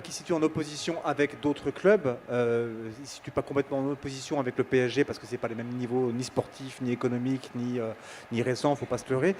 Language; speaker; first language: French; native; French